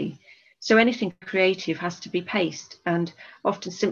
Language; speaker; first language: English; native; English